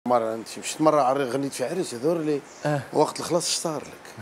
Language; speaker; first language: Arabic; native; Arabic